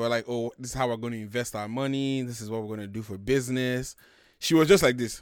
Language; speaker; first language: English; non-native, local second language; Yoruba